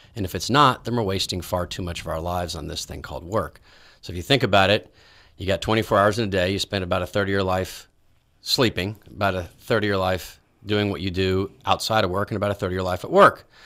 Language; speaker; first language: English; native; English